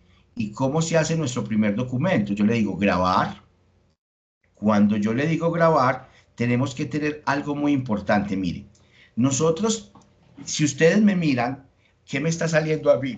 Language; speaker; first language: Spanish; native; Spanish